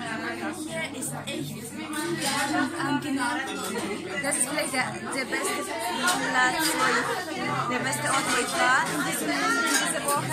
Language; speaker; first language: German; non-native, fluent; Russian